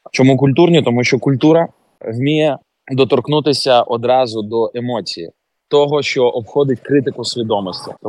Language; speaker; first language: Ukrainian; native; Ukrainian